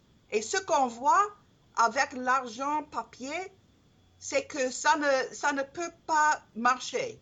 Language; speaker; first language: French; non-native, learner; English